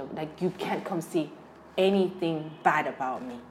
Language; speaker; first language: English; non-native, local second language; Hausa